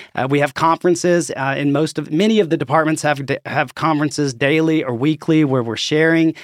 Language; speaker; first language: English; native; English